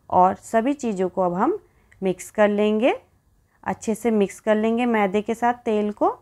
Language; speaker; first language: Hindi; native; Hindi